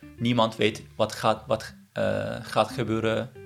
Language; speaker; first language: Dutch; non-native, learner; Turkish